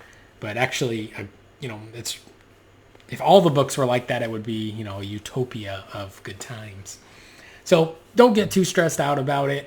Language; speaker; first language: English; native; English